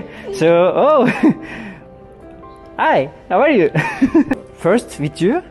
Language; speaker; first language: English; non-native, learner; Turkish